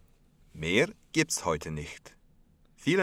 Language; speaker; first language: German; non-native, fluent; Western Frisian